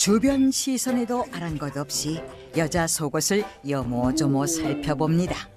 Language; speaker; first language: Korean; native; Korean